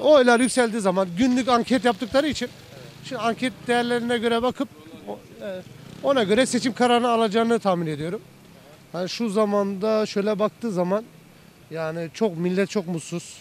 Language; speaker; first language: Turkish; native; Turkish